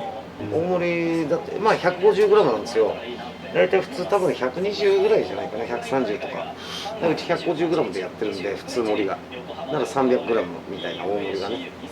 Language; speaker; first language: Japanese; native; Japanese